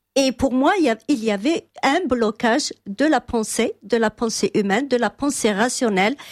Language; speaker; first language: French; non-native, local second language; Arabic